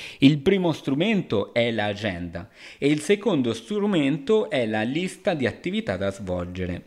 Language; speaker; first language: Italian; non-native, fluent; Spanish